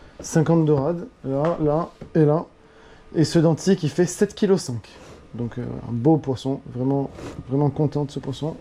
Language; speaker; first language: French; native; French